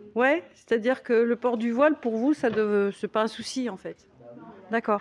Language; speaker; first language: French; native; French